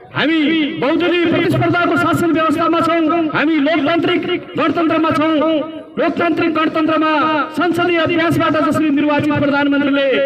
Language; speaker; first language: Nepali; native; Nepali